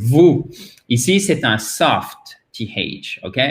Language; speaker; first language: French; native; French